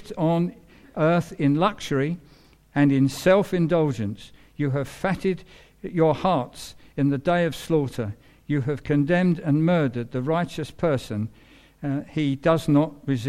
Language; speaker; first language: English; native; English